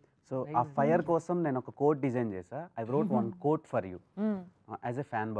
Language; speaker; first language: Telugu; native; Telugu